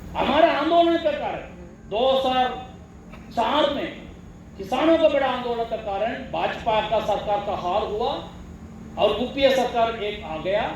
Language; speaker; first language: Hindi; non-native, local second language; Malayalam